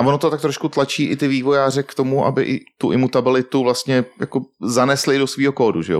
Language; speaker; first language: Czech; native; Czech